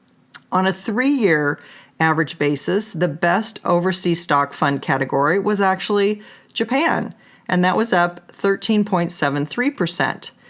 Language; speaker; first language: English; native; English